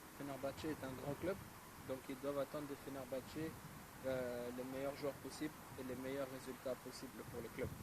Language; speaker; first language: French; native; French